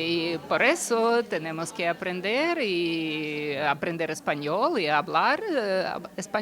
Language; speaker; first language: Spanish; non-native, learner; Russian